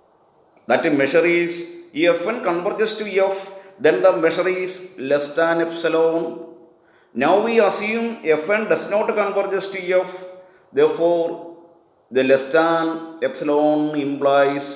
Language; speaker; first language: English; non-native, local second language; Malayalam